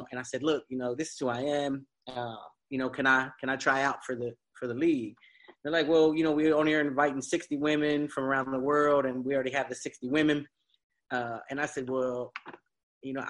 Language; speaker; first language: English; native; English